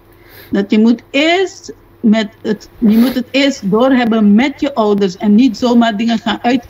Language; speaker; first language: Dutch; non-native, local second language; Papiamento